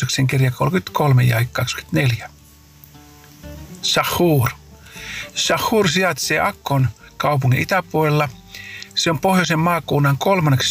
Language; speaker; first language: Finnish; native; Finnish